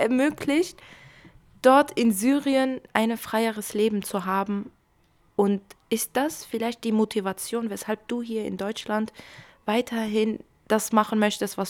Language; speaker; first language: German; early bilingual, other home language; Kurdish